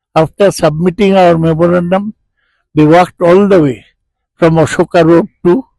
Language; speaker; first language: English; non-native, local second language; Bangla